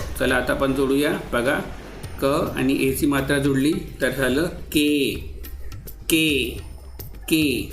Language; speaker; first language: Marathi; non-native, local second language; Urdu